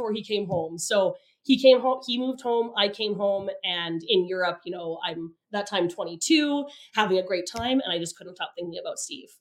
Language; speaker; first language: English; native; English